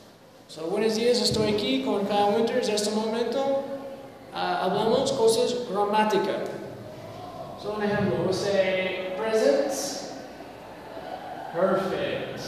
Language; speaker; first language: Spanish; non-native, learner; English